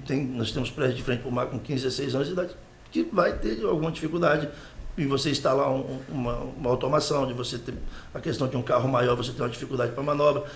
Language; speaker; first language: Portuguese; native; Portuguese